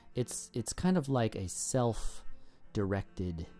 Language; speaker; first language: English; native; English